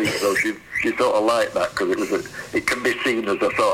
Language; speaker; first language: English; native; English